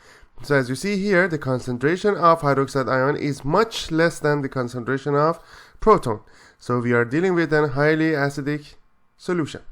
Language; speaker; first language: English; non-native, fluent; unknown